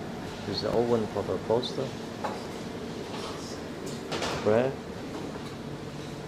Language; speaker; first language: English; non-native, fluent; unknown